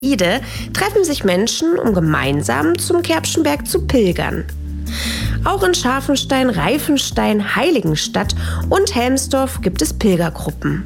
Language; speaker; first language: German; native; German